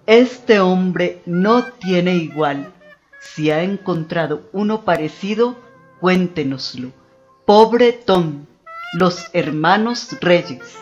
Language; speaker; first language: Spanish; native; Spanish